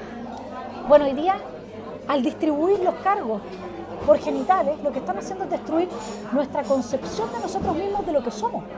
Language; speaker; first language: Spanish; native; Spanish